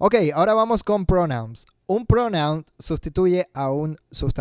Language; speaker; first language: Spanish; native; Spanish